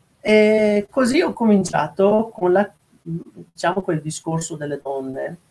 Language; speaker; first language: Italian; non-native, fluent; Persian